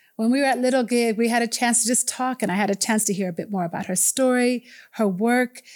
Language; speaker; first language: English; native; English